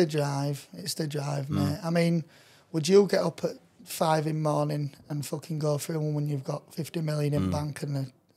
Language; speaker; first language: English; native; English